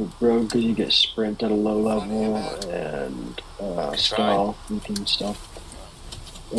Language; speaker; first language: English; native; English